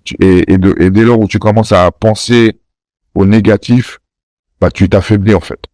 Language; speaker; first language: French; native; French